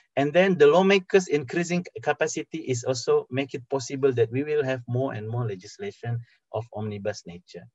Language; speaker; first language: English; non-native, fluent; Indonesian